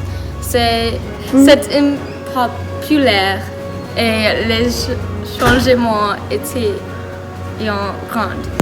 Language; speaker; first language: French; non-native, learner; English